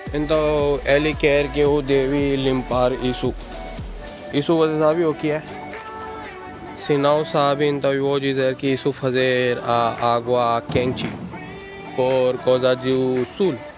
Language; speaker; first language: Portuguese; non-native, learner; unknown